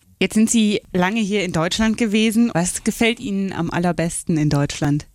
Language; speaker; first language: German; native; German